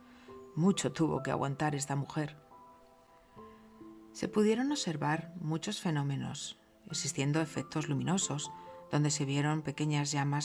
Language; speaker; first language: Spanish; native; Spanish